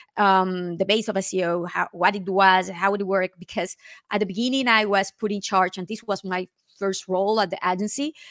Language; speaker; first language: English; non-native, fluent; Spanish